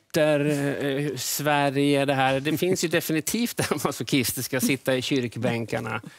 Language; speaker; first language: Swedish; native; Swedish